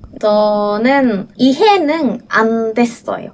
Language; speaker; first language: Korean; non-native, learner; Japanese